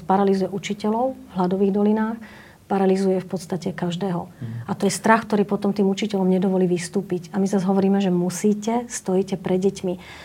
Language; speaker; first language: Slovak; native; Slovak